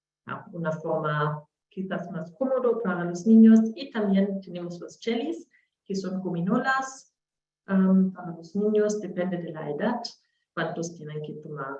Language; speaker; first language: Spanish; non-native, learner; German